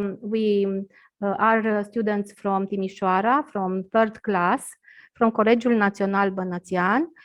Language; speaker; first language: English; non-native, learner; Romanian